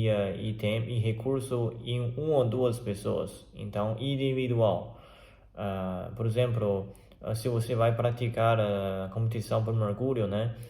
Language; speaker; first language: Portuguese; non-native, learner; Chinese